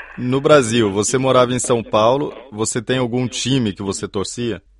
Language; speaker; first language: Portuguese; native; Portuguese